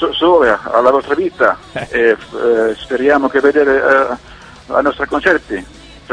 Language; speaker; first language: Italian; non-native, learner; Finnish